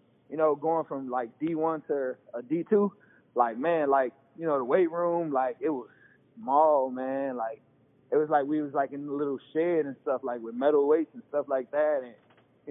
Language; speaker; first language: English; native; English